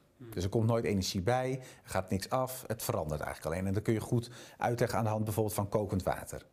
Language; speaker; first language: Dutch; native; Dutch